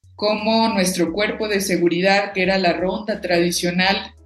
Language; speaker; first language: Spanish; non-native, local second language; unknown